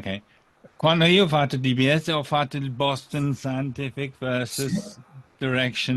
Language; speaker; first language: Italian; non-native, fluent; English